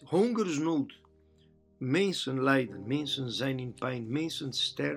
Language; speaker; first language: Dutch; non-native, learner; Portuguese